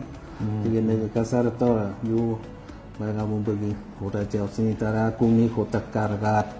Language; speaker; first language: Mongolian; non-native, fluent; Lao